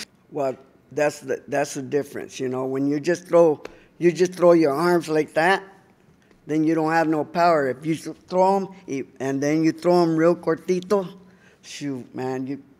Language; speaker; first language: English; early bilingual, other home language; Spanish